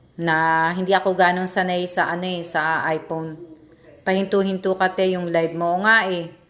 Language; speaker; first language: Filipino; native; Filipino